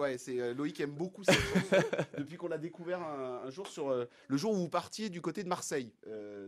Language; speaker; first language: French; native; French